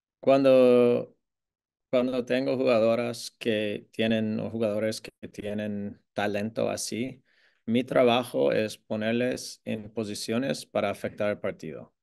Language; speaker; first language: Spanish; non-native, fluent; English